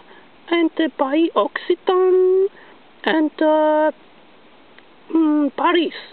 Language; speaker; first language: English; non-native, learner; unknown